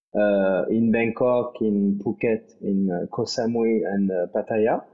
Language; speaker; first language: English; non-native, fluent; French